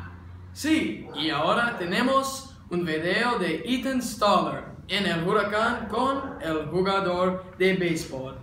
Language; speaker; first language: Spanish; non-native, learner; English